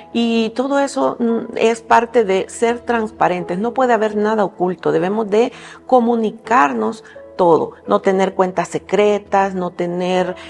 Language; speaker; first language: Spanish; native; Spanish